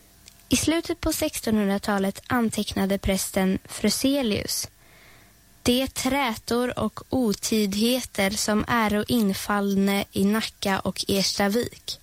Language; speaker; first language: Swedish; native; Swedish